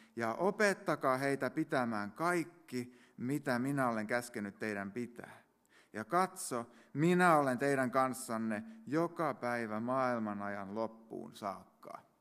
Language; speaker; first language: Finnish; native; Finnish